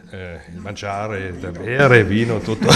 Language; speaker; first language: Italian; non-native, learner; German